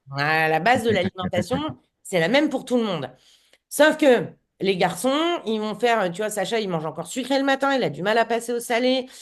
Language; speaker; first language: French; native; French